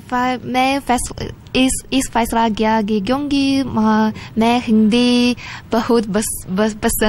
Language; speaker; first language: Hindi; non-native, learner; Chinese